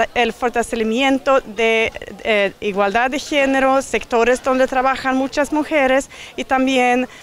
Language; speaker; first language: Spanish; non-native, fluent; Swedish